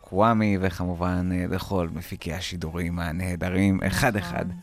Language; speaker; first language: Hebrew; native; Hebrew